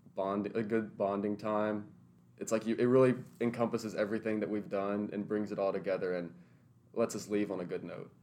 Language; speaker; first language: English; native; English